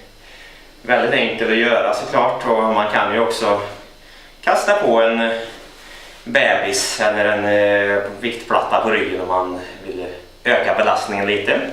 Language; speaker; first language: Swedish; native; Swedish